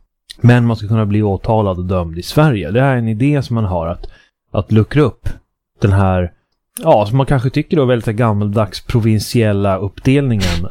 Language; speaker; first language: Swedish; native; Swedish